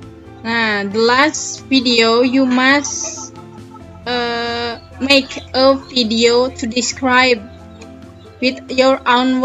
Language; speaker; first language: English; non-native, learner; Indonesian